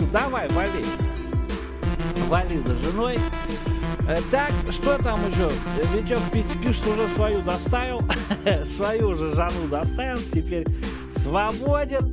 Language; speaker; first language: Russian; native; Russian